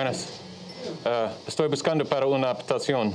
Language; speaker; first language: Spanish; non-native, learner; English